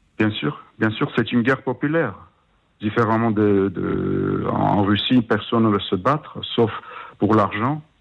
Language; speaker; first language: French; non-native, fluent; Georgian